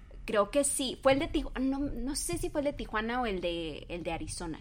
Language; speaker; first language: Spanish; early bilingual, heritage; Spanish